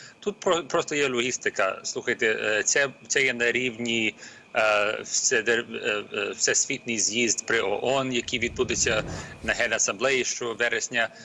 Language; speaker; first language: Ukrainian; early bilingual, heritage; Ukrainian